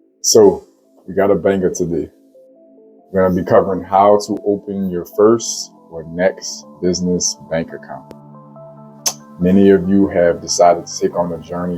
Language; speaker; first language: English; native; English